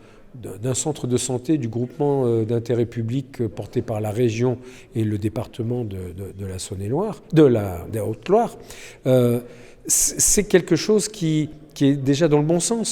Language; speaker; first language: French; native; French